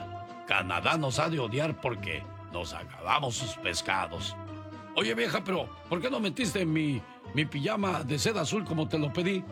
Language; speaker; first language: Spanish; native; Spanish